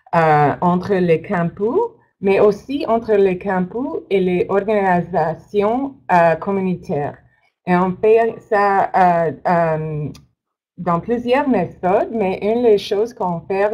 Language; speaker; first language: French; non-native, learner; English